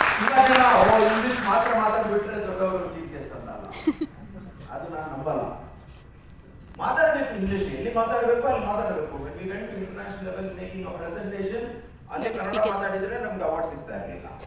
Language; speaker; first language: Kannada; non-native, local second language; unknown